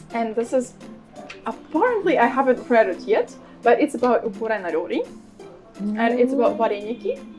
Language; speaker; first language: English; non-native, fluent; Ukrainian